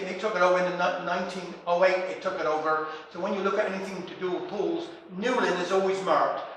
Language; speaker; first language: English; native; English